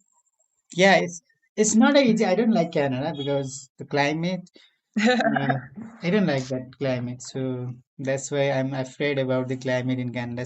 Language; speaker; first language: English; non-native, learner; Nepali